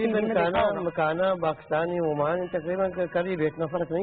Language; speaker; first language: Hindi; non-native, learner; Arabic